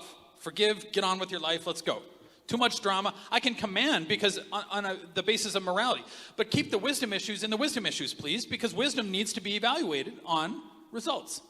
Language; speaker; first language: English; native; English